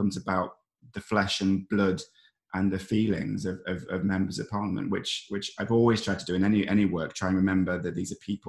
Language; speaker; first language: English; native; English